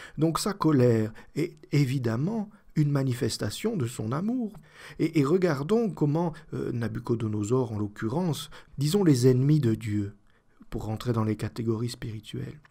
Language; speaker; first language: French; native; French